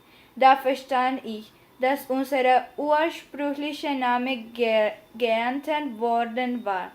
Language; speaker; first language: German; non-native, learner; Spanish